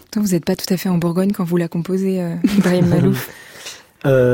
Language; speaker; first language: French; native; French